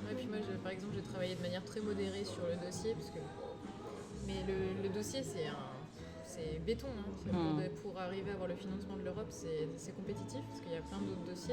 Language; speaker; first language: French; native; French